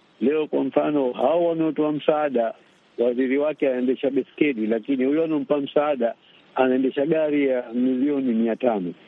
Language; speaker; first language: Swahili; native; Swahili